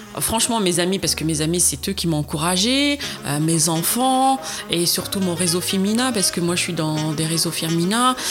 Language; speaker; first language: French; non-native, local second language; Arabic